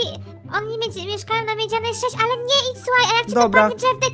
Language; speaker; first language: Polish; native; Polish